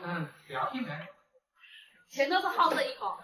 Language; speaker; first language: Chinese; native; Chinese